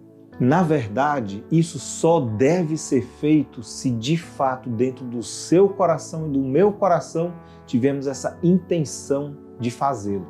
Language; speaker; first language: Portuguese; native; Portuguese